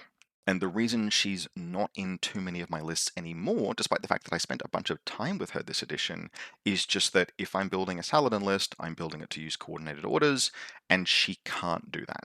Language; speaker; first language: English; native; English